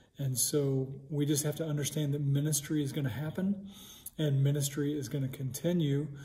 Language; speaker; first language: English; native; English